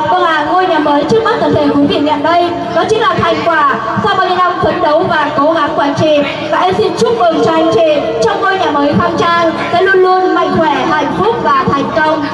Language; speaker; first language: Vietnamese; non-native, local second language; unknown